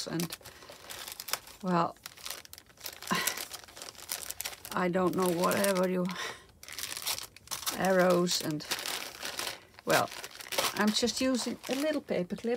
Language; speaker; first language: English; non-native, fluent; Dutch